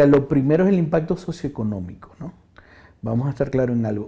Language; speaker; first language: Spanish; native; Spanish